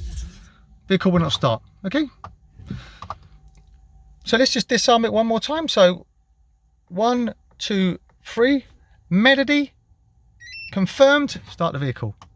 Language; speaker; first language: English; native; English